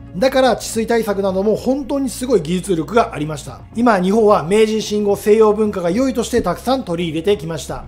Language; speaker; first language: Japanese; native; Japanese